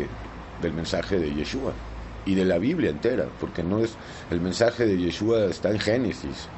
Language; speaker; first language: Spanish; native; Spanish